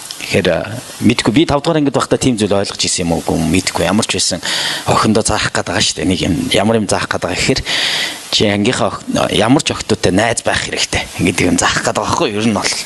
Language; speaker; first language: Mongolian; native; Mongolian